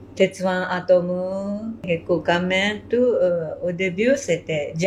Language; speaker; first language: French; non-native, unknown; Japanese